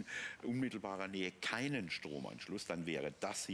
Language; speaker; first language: German; native; German